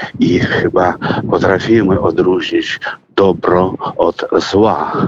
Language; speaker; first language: Polish; early bilingual, heritage; Polish